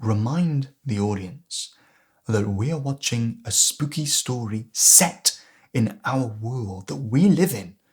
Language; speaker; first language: English; native; English